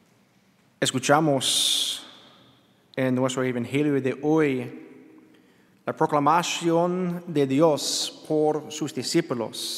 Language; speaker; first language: Spanish; non-native, learner; English